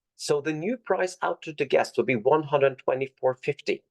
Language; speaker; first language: English; non-native, fluent; Norwegian